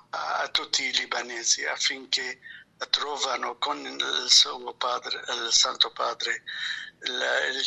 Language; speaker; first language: Italian; non-native, fluent; Arabic